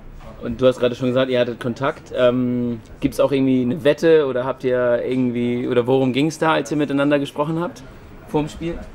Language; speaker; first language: German; native; German